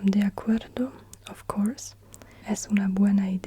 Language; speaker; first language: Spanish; non-native, learner; German